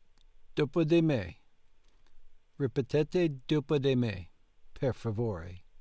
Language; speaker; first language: Italian; non-native, learner; English